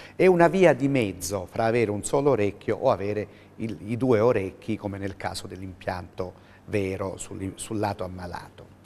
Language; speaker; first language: Italian; native; Italian